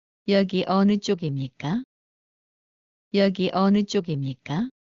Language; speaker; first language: Korean; non-native, learner; Bangla